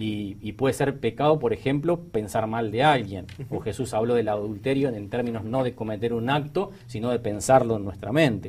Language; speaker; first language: Spanish; native; Spanish